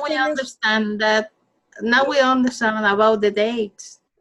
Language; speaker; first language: English; non-native, learner; Spanish